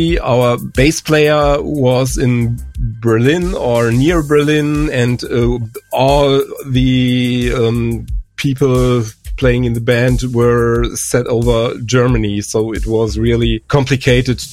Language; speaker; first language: English; non-native, fluent; German